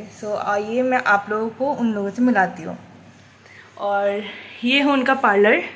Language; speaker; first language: Hindi; native; Hindi